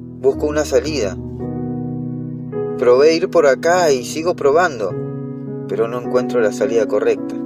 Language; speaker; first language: Spanish; native; Spanish